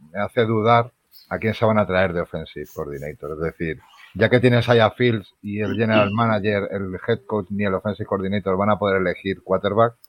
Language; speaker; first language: Spanish; native; Spanish